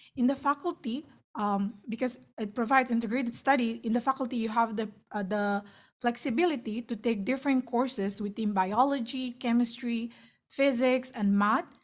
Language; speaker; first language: English; non-native, fluent; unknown